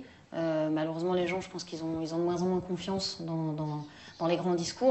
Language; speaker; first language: French; native; French